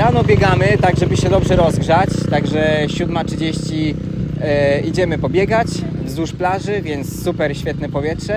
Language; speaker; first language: Polish; native; Polish